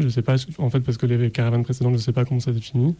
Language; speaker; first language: French; native; French